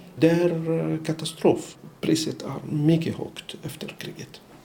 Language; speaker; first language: Swedish; non-native, learner; Arabic